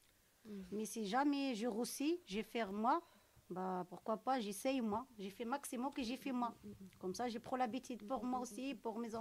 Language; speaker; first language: French; non-native, local second language; Arabic